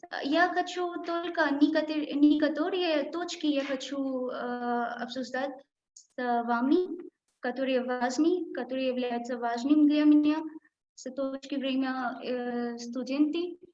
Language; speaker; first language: Russian; non-native, learner; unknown